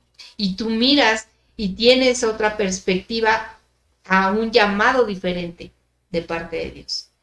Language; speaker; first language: Spanish; native; Spanish